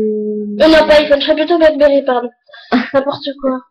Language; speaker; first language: French; native; French